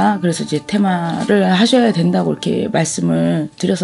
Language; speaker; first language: Korean; native; Korean